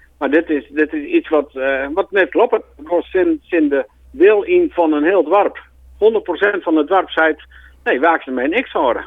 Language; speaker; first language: Dutch; non-native, local second language; Western Frisian